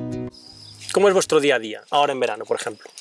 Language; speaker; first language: Spanish; native; Spanish